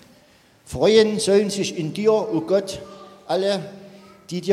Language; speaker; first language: German; native; German